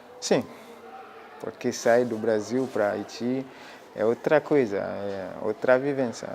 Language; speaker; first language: Portuguese; non-native, fluent; Haitian Creole